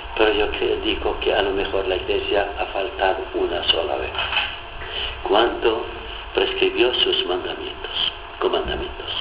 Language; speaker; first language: Spanish; non-native, fluent; Arabic